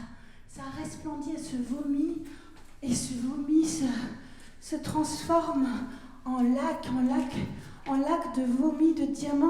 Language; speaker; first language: French; native; French